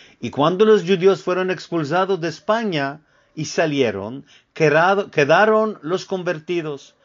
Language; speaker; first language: Spanish; early bilingual, heritage; Ladino